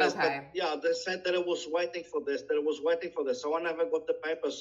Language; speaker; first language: English; non-native, learner; Portuguese